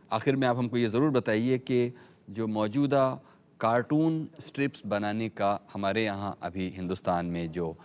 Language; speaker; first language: Hindi; native; Hindi